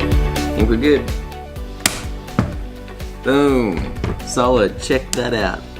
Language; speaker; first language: English; native; English